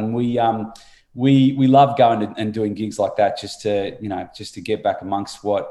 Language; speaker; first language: English; native; English